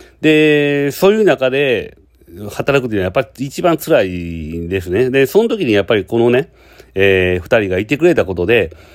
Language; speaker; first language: Japanese; native; Japanese